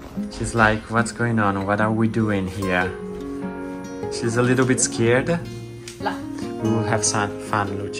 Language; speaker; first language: English; non-native, fluent; Italian